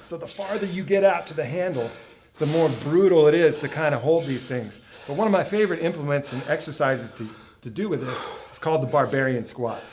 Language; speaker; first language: English; native; English